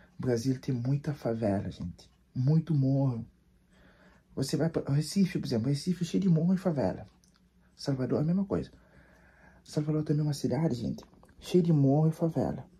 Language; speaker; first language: Portuguese; non-native, local second language; Kabuverdianu